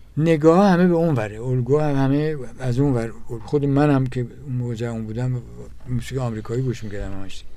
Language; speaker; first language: Persian; native; Persian